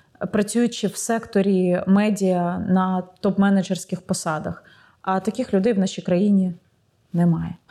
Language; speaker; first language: Ukrainian; non-native, local second language; Russian